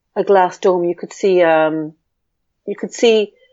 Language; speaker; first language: English; native; English